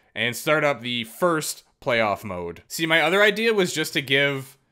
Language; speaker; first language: English; native; English